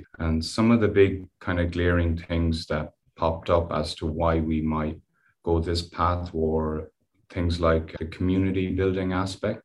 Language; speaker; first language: English; native; English